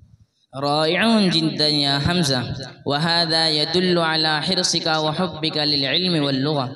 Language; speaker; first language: Arabic; non-native, learner; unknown